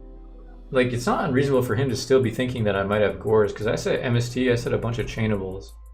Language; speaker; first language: English; native; English